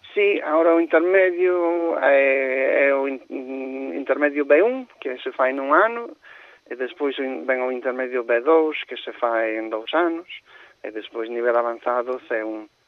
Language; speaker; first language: Galician; non-native, fluent; English